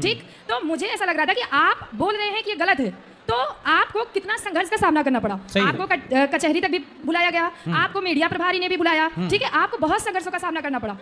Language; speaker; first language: Hindi; native; Hindi